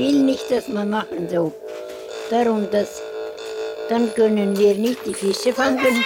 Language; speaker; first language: German; non-native, learner; Estonian